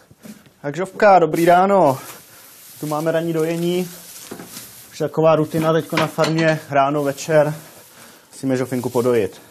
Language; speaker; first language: Czech; native; Czech